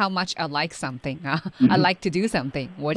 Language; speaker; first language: English; non-native, fluent; Chinese